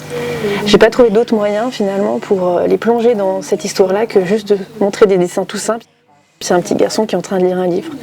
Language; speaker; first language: French; native; French